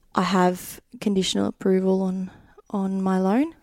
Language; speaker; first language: English; native; English